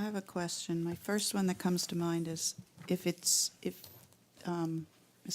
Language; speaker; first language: English; native; English